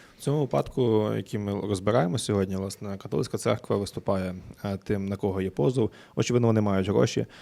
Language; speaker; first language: Ukrainian; native; Ukrainian